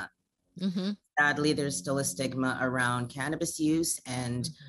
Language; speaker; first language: English; native; English